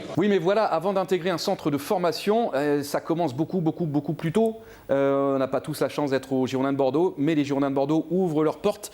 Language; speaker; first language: French; native; French